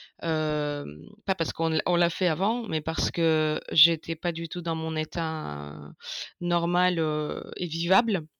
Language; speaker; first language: French; non-native, fluent; Ukrainian